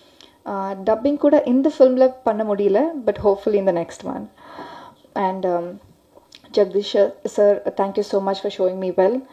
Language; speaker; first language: Tamil; non-native, learner; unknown